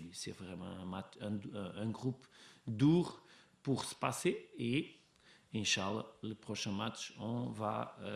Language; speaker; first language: French; non-native, learner; Portuguese